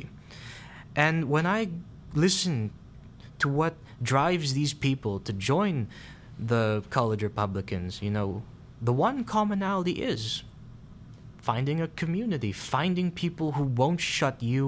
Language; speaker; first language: English; non-native, local second language; Filipino